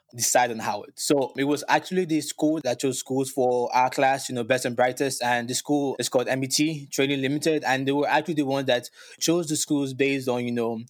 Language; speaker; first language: English; non-native, local second language; Yoruba